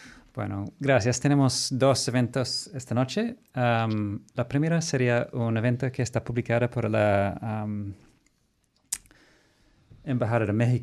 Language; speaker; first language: Spanish; non-native, fluent; English